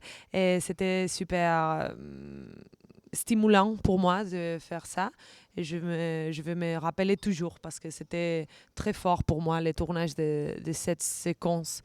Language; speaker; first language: French; non-native, fluent; Spanish